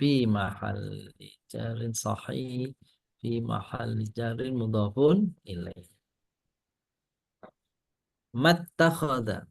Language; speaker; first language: Arabic; non-native, fluent; Indonesian